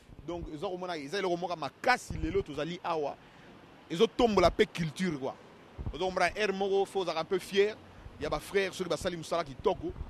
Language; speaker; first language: French; non-native, local second language; Lingala